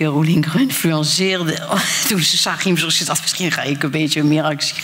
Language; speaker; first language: Dutch; non-native, fluent; French